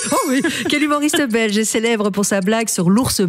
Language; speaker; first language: French; native; French